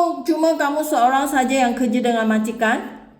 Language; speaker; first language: Indonesian; non-native, learner; Filipino